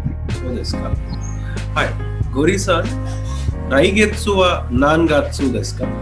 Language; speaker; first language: Japanese; non-native, learner; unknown